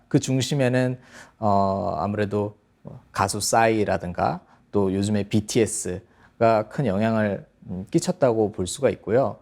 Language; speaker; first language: Korean; native; Korean